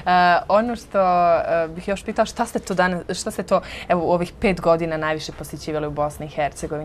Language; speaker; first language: Serbian; native; Serbian